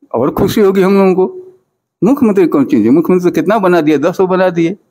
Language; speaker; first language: Hindi; native; Hindi